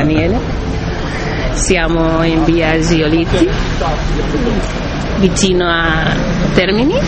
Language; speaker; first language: Italian; non-native, learner; Spanish